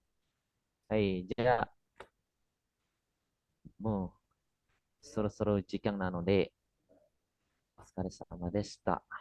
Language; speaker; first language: Japanese; non-native, fluent; Indonesian